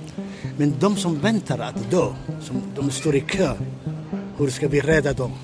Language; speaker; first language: Swedish; non-native, learner; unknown